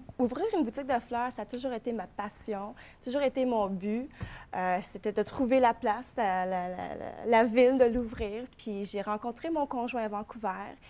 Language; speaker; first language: French; non-native, local second language; English